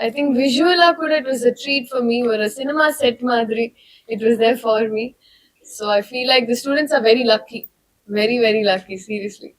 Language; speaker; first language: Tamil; non-native, learner; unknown